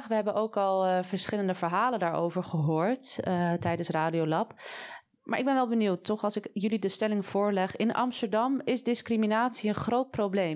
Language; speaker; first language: Dutch; native; Dutch